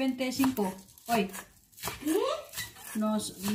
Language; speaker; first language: Spanish; non-native, learner; Indonesian